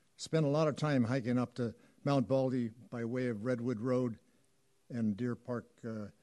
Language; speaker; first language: English; native; English